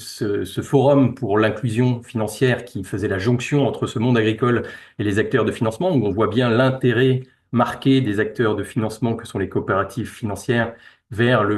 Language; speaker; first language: French; native; French